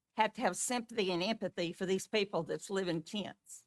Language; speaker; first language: English; native; English